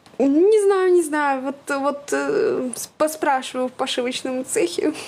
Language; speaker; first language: Russian; native; Russian